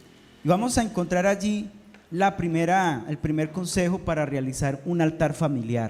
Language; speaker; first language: Spanish; native; Spanish